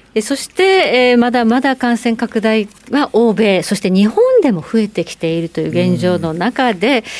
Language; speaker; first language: Japanese; native; Japanese